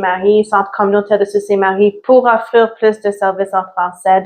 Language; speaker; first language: French; early bilingual, other home language; Italian